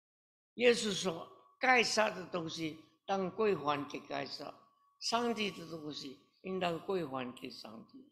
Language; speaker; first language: Chinese; early bilingual, heritage; Chinese